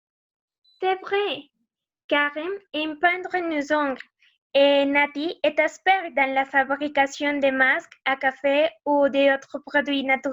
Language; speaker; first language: French; non-native, learner; Spanish